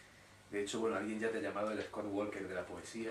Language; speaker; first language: Spanish; native; Spanish